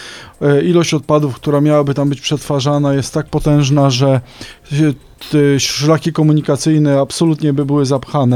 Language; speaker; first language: Polish; native; Polish